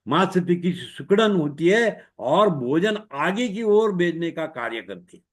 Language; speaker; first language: Hindi; non-native, local second language; Marathi